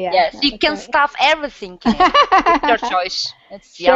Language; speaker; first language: English; non-native, learner; Turkish